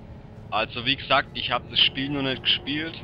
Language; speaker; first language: German; native; German